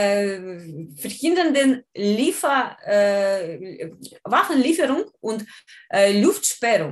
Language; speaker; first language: German; non-native, learner; Ukrainian